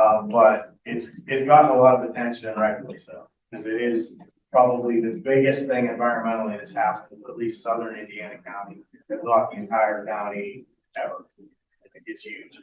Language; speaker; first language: English; native; English